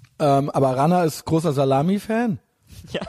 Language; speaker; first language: German; native; German